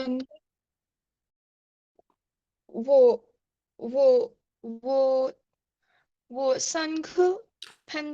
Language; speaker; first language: Chinese; non-native, learner; Urdu